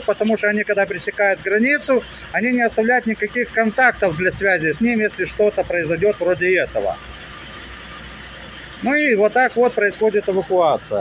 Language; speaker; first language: Russian; native; Russian